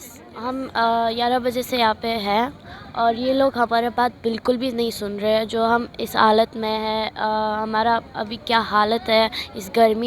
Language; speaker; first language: Hindi; non-native, fluent; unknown